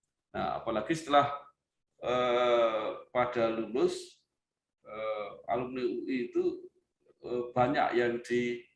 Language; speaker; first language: Indonesian; native; Indonesian